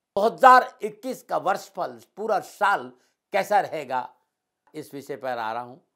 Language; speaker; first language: Hindi; native; Hindi